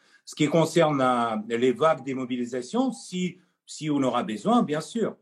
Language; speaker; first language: French; non-native, fluent; Russian